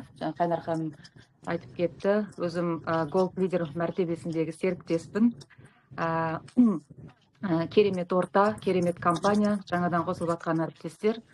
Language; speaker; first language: Kazakh; native; Kazakh